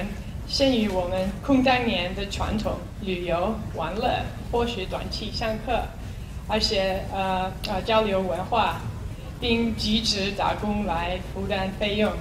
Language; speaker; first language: Chinese; non-native, fluent; English